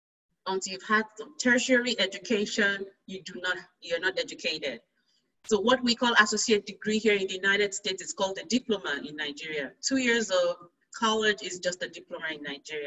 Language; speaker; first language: English; non-native, local second language; Yoruba